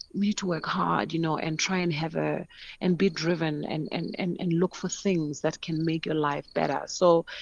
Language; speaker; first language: English; non-native, local second language; Northern Sotho